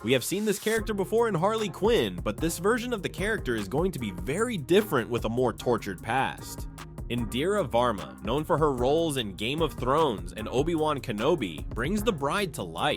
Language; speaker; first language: English; native; English